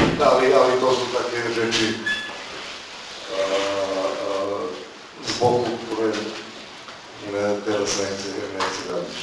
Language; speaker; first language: Polish; non-native, learner; Russian